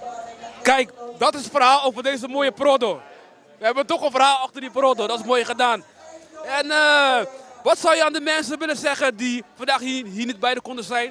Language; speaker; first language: Dutch; native; Dutch